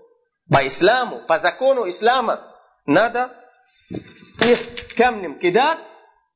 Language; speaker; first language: Russian; non-native, fluent; Arabic